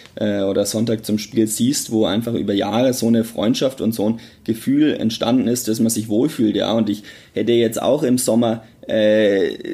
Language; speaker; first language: German; native; German